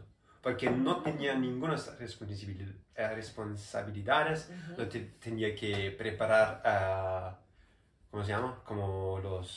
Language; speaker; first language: Spanish; non-native, learner; German